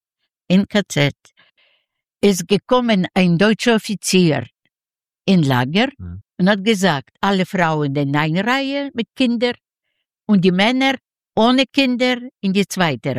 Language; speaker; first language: German; non-native, learner; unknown